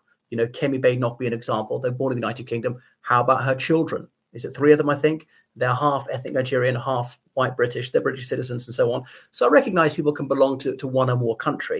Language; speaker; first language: English; native; English